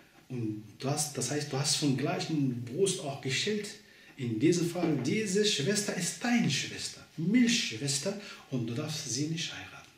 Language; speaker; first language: German; non-native, learner; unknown